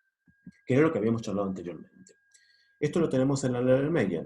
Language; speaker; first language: Spanish; native; Spanish